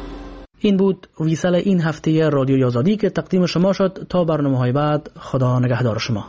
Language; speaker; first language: Persian; native; Persian